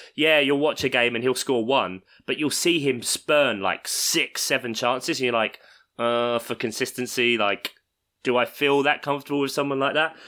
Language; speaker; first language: English; native; English